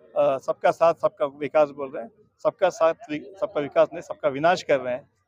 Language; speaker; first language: Hindi; non-native, local second language; Kannada